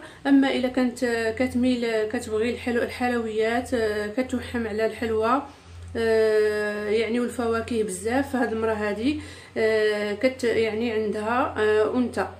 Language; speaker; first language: Arabic; native; Arabic